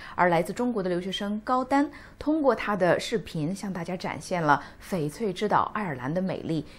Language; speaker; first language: Chinese; native; Chinese